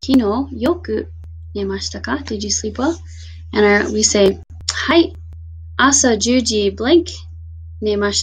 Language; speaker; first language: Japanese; non-native, fluent; English